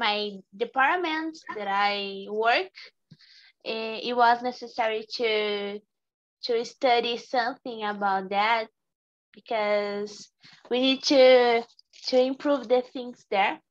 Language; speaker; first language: English; non-native, learner; Portuguese